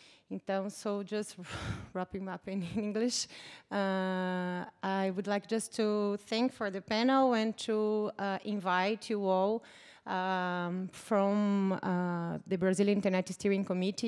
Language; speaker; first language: English; non-native, fluent; Portuguese